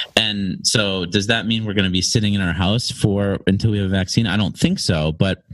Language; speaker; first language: English; native; English